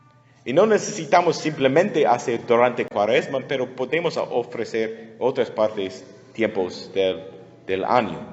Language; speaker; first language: Spanish; non-native, fluent; English